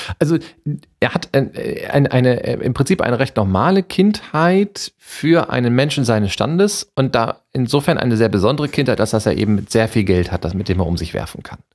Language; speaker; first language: German; native; German